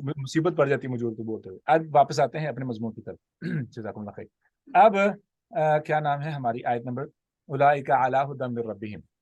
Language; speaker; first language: Urdu; non-native, local second language; Punjabi